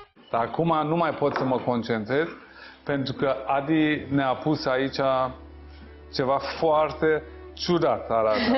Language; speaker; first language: Romanian; non-native, fluent; Persian